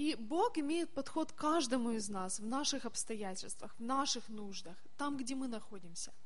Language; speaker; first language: Russian; native; Russian